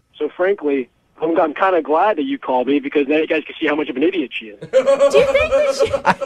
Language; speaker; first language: English; native; English